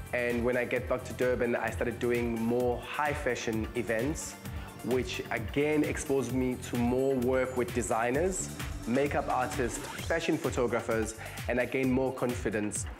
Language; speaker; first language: English; non-native, local second language; Zulu